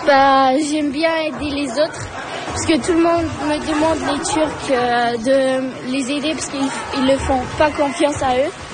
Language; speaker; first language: French; early bilingual, other home language; Turkish